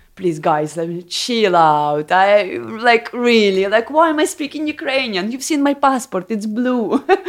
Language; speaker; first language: English; non-native, fluent; Ukrainian